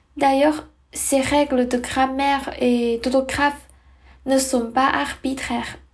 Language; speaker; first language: French; non-native, learner; Chinese